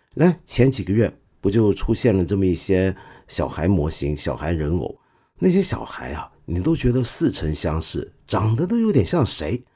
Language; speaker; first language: Chinese; non-native, local second language; Cantonese